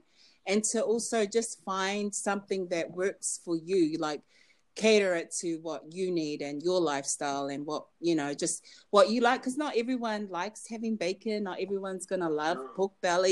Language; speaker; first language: English; native; English